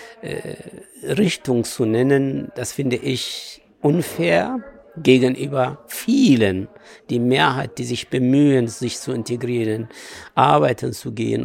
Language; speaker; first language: German; non-native, fluent; Amharic